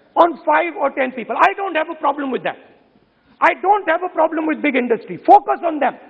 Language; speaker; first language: English; non-native, local second language; Hindi